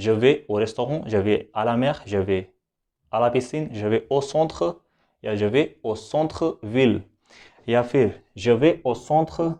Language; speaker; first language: French; non-native, fluent; Hindi